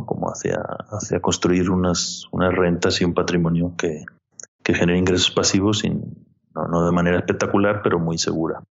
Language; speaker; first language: Spanish; native; Spanish